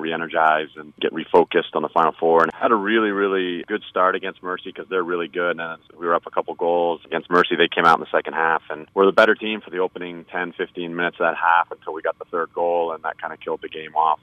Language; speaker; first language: English; native; English